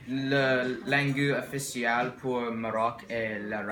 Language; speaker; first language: French; non-native, learner; English